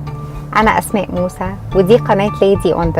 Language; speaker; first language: Arabic; native; Arabic